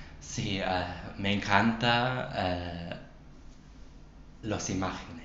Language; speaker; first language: Spanish; non-native, learner; English